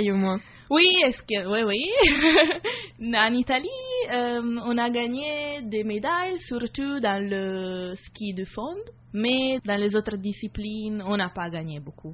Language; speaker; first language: French; non-native, learner; Italian